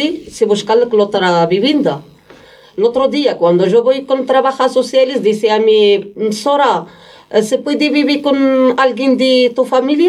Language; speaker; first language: Spanish; non-native, learner; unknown